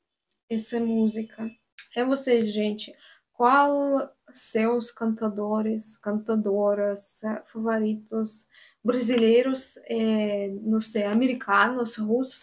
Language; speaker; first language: Portuguese; non-native, learner; Russian